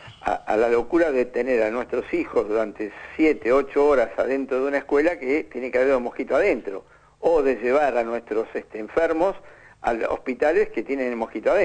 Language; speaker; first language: Spanish; native; Spanish